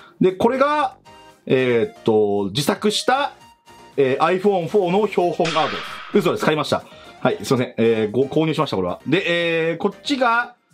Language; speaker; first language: Japanese; native; Japanese